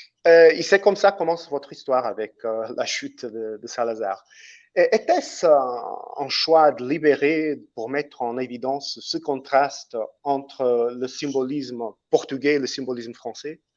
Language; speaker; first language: French; non-native, fluent; Portuguese